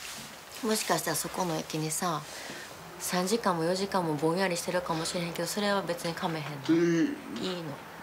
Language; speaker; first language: Japanese; native; Japanese